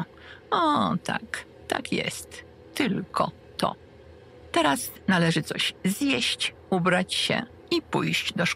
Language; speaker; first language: Polish; native; Polish